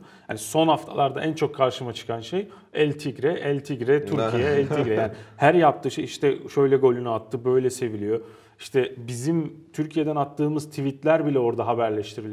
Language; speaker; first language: Turkish; native; Turkish